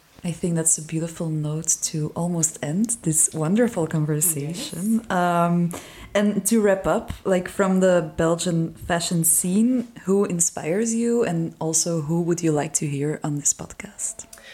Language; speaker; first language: English; non-native, fluent; Dutch